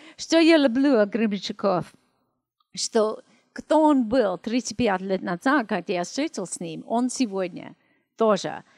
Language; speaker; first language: Russian; non-native, learner; English